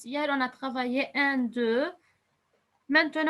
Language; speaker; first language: French; non-native, fluent; Arabic